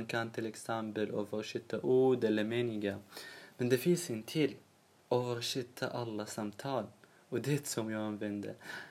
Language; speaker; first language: Swedish; non-native, learner; Arabic